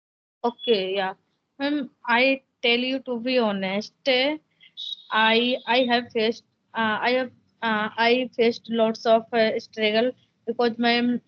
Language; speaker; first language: English; non-native, local second language; Hindi